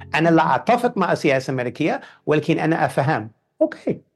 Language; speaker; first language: Arabic; non-native, fluent; English